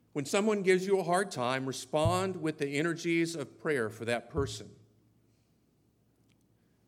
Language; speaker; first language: English; native; English